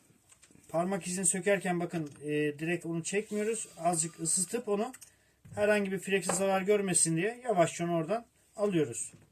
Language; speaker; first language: Turkish; native; Turkish